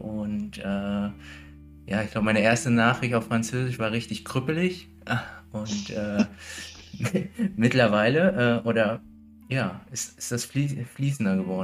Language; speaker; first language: German; native; German